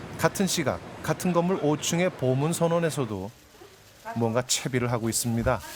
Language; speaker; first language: Korean; native; Korean